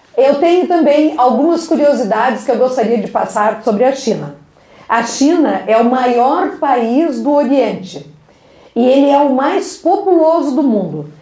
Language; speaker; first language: Portuguese; native; Portuguese